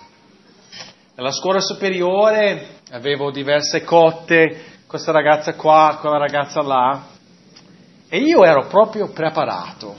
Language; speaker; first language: Italian; non-native, fluent; English